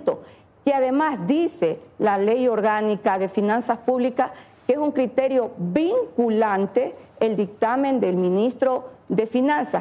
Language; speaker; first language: Spanish; native; Spanish